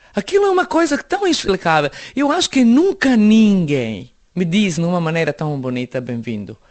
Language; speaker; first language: Portuguese; non-native, fluent; Serbian